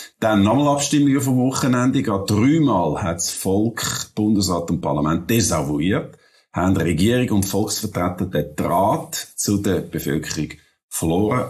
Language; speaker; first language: German; native; German